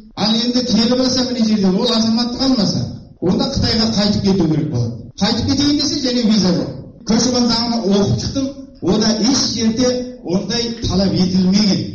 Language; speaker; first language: Kazakh; early bilingual, heritage; Kazakh